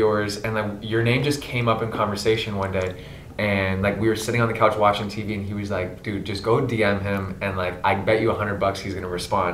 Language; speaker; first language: English; native; English